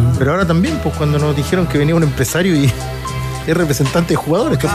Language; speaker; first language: Spanish; native; Spanish